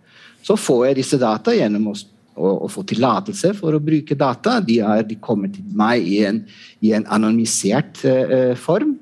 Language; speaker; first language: Norwegian; non-native, fluent; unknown